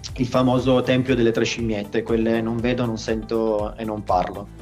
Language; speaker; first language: Italian; native; Italian